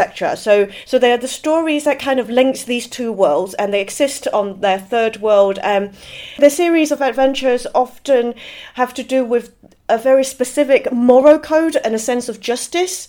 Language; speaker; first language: English; non-native, local second language; Cantonese